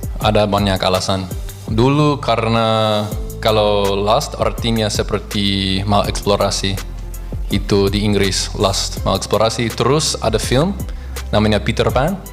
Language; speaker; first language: Indonesian; non-native, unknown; English